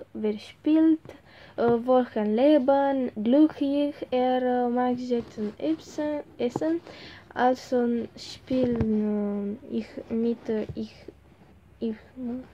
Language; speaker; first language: German; non-native, learner; Romanian